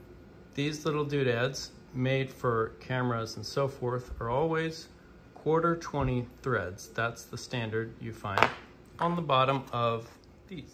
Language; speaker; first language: English; native; English